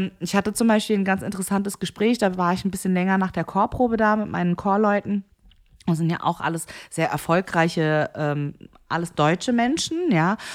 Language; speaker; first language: German; early bilingual, other home language; Korean